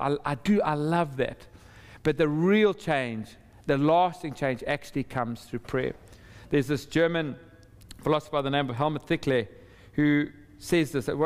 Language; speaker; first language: English; native; English